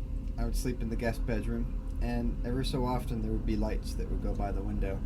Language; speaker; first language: English; native; English